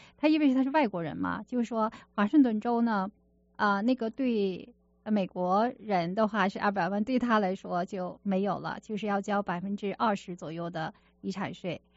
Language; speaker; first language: Chinese; native; Chinese